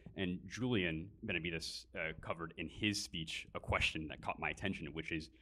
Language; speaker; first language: English; native; English